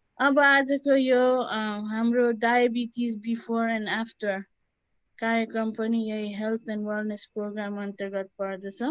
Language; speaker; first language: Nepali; native; Nepali